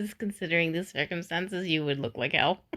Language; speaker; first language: English; native; English